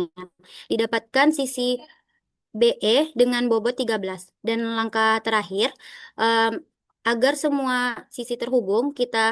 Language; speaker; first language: Indonesian; native; Indonesian